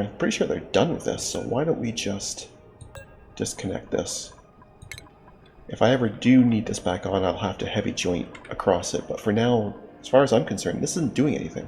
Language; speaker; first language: English; native; English